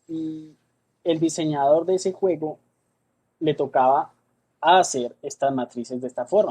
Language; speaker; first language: Spanish; native; Spanish